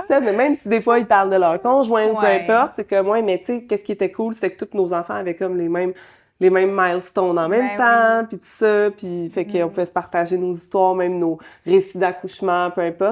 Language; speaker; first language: French; native; French